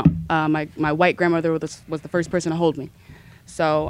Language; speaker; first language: English; native; English